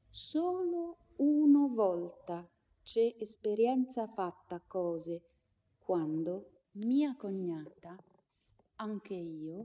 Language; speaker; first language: Italian; non-native, learner; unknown